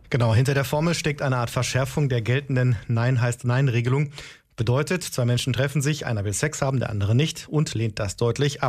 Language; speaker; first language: German; native; German